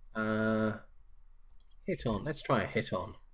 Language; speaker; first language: English; native; English